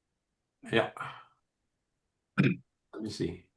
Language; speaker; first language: English; non-native, fluent; Dutch